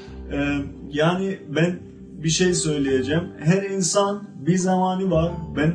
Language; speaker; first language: Turkish; non-native, local second language; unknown